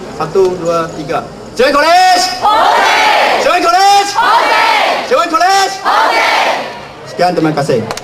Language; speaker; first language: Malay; non-native, local second language; Chinese